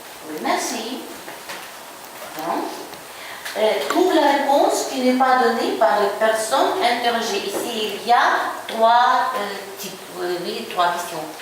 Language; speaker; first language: French; non-native, fluent; Ukrainian